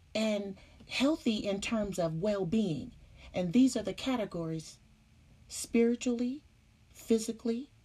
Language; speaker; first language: English; native; English